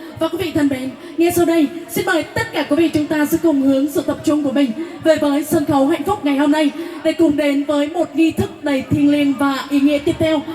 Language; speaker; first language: Vietnamese; non-native, local second language; Jarai